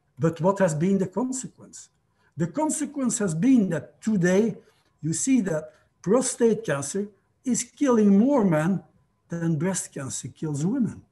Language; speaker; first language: English; non-native, fluent; Dutch